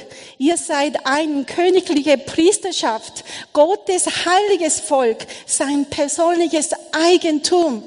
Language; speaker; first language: German; non-native, learner; Korean